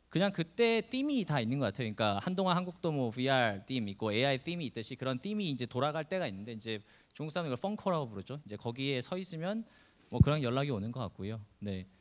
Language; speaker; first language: Korean; native; Korean